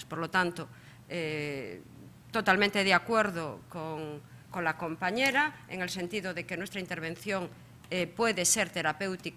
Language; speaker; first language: Spanish; native; Spanish